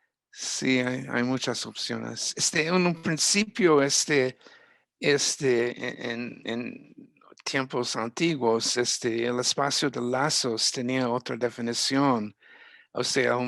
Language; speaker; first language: Spanish; non-native, fluent; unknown